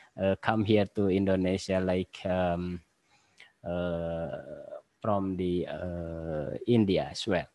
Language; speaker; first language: English; non-native, learner; Indonesian